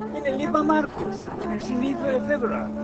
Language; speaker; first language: Hebrew; non-native, fluent; Romanian